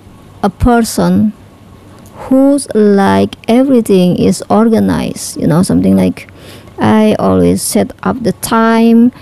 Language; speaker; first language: English; non-native, learner; Indonesian